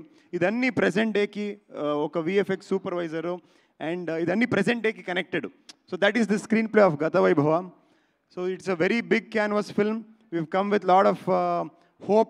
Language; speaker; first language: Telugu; non-native, learner; Kannada